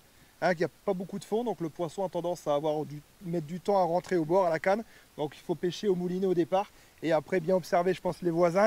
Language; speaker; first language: French; native; French